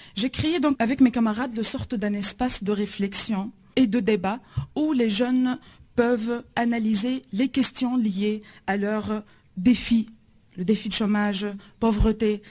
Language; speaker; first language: French; non-native, local second language; Arabic